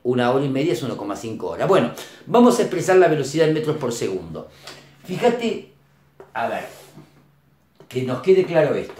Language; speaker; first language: Spanish; native; Spanish